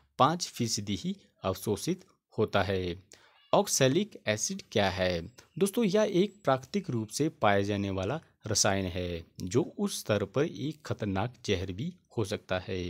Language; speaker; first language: Hindi; native; Hindi